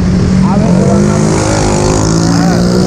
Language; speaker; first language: Spanish; native; Spanish